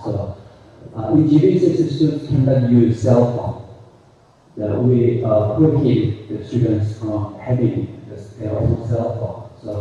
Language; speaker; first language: English; non-native, fluent; Korean